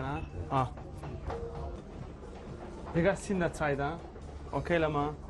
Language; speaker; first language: Chinese; non-native, learner; Azerbaijani